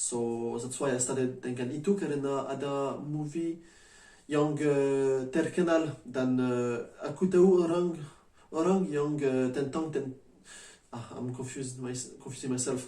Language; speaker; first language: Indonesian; non-native, learner; French